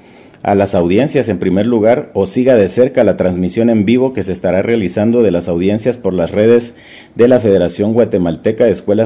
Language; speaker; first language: Spanish; native; Spanish